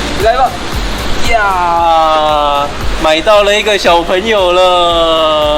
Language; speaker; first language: Chinese; native; Chinese